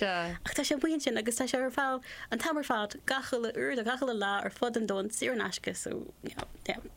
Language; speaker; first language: Irish; non-native, local second language; English